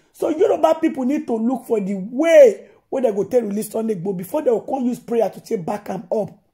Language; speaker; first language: Nigerian Pidgin; non-native, local second language; Yoruba